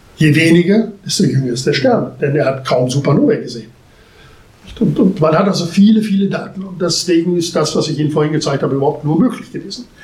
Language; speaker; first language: German; native; German